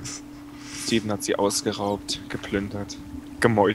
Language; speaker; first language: German; native; German